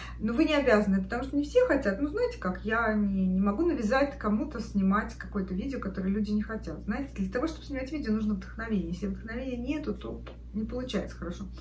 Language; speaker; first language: Russian; native; Russian